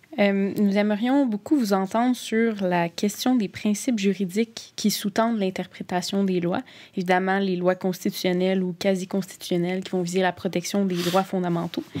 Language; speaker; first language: French; native; French